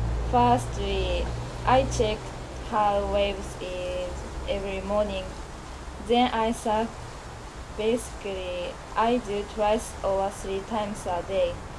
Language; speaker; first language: English; non-native, learner; Japanese